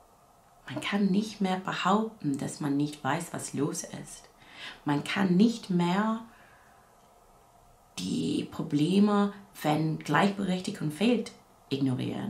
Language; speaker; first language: German; non-native, fluent; English